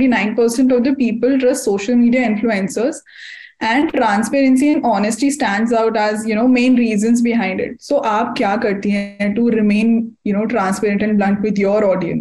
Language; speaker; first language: English; non-native, local second language; Hindi